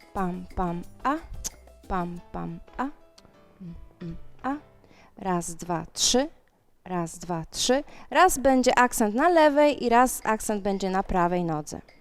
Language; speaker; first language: Polish; non-native, fluent; Spanish